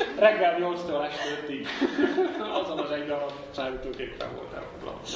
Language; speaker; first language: Hungarian; non-native, fluent; Dutch